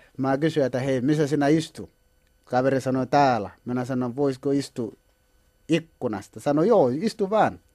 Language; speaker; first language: Finnish; non-native, learner; Kalenjin